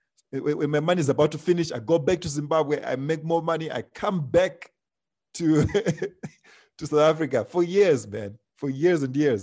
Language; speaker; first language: English; non-native, local second language; Shona